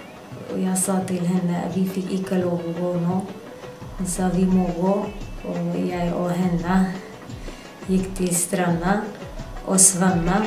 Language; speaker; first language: Norwegian; non-native, learner; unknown